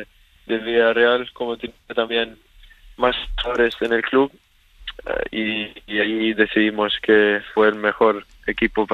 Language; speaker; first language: Spanish; early bilingual, other home language; Swedish